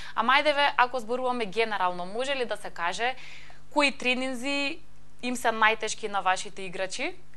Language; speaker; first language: Macedonian; native; Macedonian